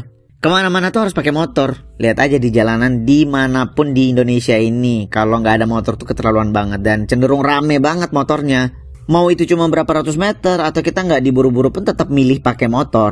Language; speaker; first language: Indonesian; native; Indonesian